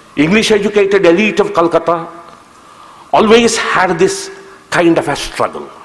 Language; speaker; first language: English; non-native, local second language; Kannada